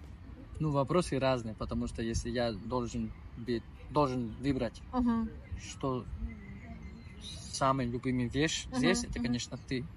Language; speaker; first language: Russian; non-native, learner; Spanish